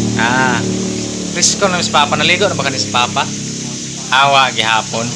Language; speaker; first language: Filipino; non-native, local second language; Cebuano